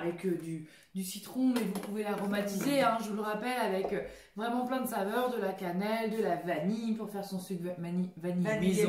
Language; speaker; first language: French; native; French